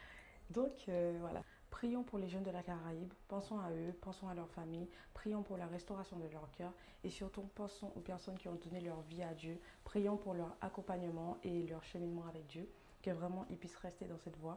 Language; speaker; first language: French; native; French